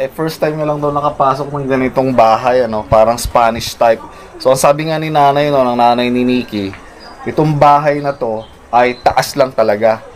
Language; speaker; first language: Filipino; native; Filipino